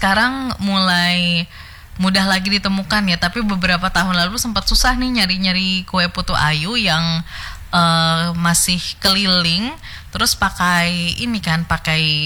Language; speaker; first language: Indonesian; native; Indonesian